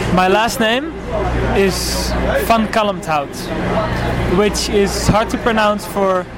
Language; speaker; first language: English; non-native, fluent; Dutch